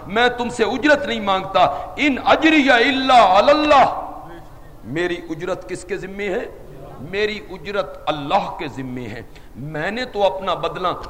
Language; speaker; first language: Urdu; non-native, local second language; Punjabi